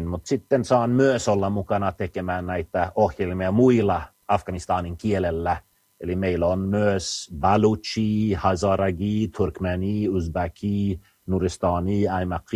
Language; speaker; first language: Finnish; non-native, fluent; Swedish